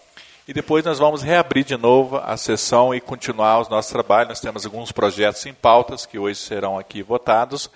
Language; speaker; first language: Portuguese; native; Portuguese